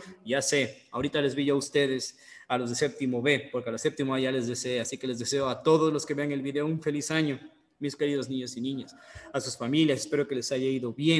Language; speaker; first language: Spanish; native; Spanish